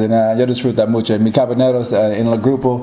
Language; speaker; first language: Spanish; non-native, learner; English